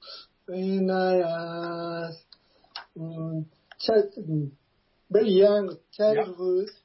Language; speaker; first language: English; non-native, learner; Japanese